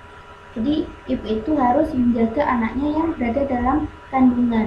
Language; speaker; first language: Indonesian; native; Indonesian